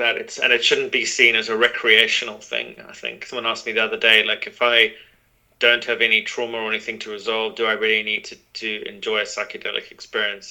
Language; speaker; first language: English; native; English